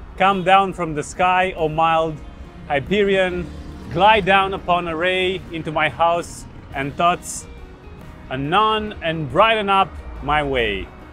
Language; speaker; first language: English; non-native, fluent; Romanian